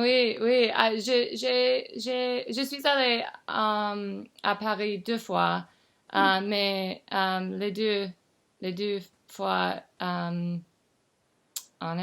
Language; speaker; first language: French; non-native, learner; English